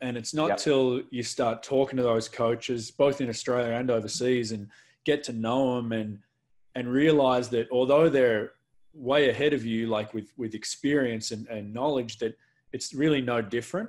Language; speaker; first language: English; native; English